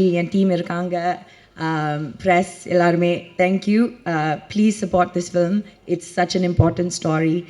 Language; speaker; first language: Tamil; early bilingual, heritage; Tamil